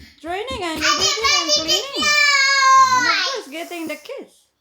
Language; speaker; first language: English; non-native, fluent; Filipino